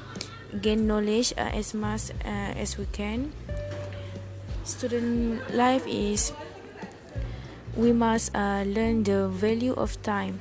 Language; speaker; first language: English; non-native, learner; Malay